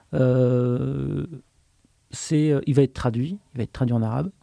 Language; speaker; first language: French; native; French